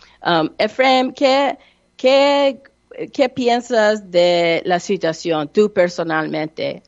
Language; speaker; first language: Spanish; non-native, learner; English